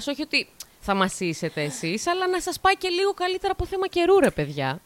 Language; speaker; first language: Greek; native; Greek